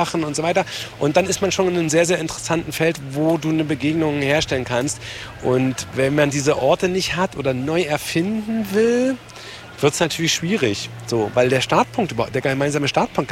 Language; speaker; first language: German; native; German